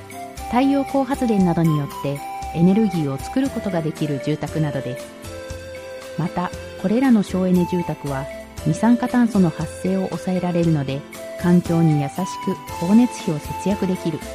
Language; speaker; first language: Japanese; native; Japanese